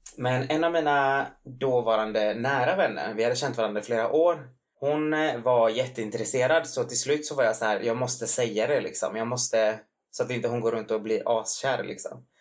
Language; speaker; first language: Swedish; native; Swedish